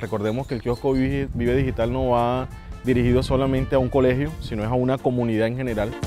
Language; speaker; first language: Spanish; native; Spanish